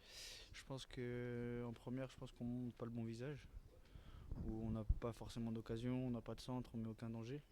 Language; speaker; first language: French; native; French